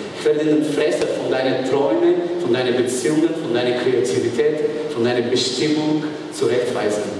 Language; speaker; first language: German; non-native, fluent; Bulgarian